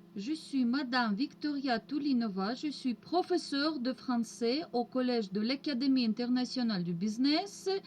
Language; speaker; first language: French; non-native, fluent; Russian